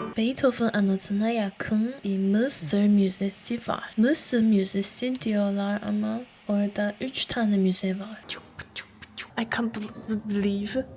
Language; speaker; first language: Turkish; non-native, learner; Chinese